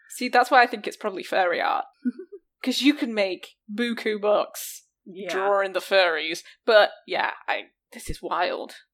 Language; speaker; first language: English; native; English